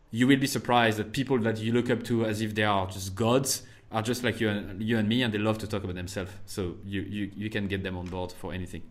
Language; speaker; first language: English; non-native, fluent; French